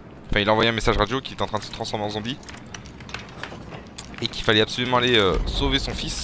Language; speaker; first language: French; native; French